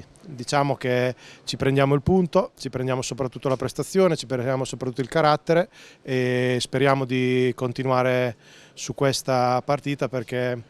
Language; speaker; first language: Italian; native; Italian